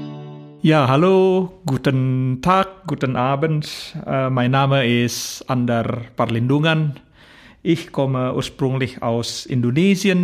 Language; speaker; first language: German; non-native, fluent; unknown